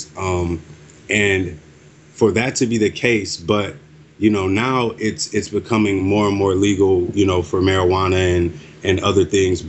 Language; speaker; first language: English; native; English